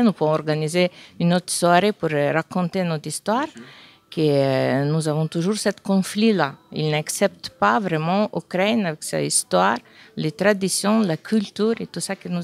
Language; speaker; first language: French; non-native, fluent; Ukrainian